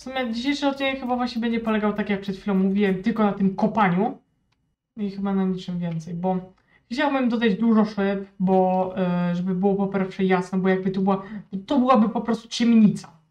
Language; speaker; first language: Polish; native; Polish